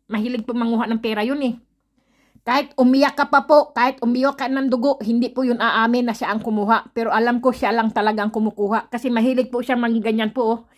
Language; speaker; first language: Filipino; native; Filipino